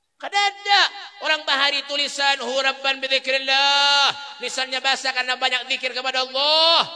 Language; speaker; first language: Indonesian; non-native, local second language; Banjar